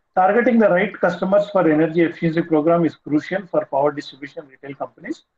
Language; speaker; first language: English; non-native, local second language; Telugu